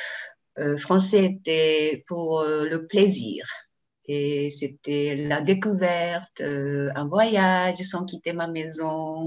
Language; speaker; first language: French; non-native, learner; Japanese